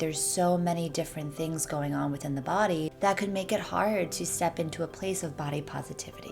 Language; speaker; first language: English; native; English